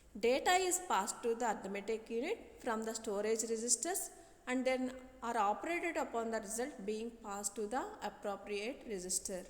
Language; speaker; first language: English; non-native, local second language; Telugu